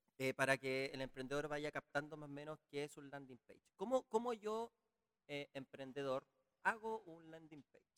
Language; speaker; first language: Spanish; native; Spanish